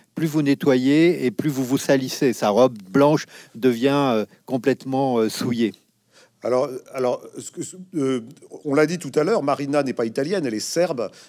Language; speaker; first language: French; native; French